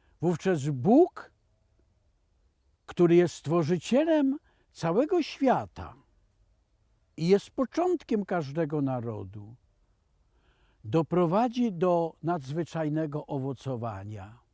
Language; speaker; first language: Polish; native; Polish